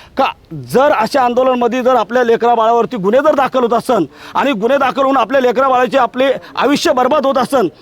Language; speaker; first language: Marathi; native; Marathi